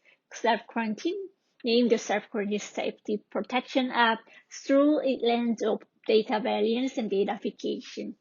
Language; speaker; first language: English; non-native, fluent; Korean